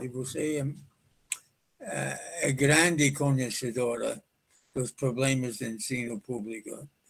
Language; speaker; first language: Portuguese; non-native, fluent; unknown